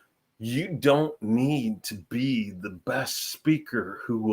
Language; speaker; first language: English; native; English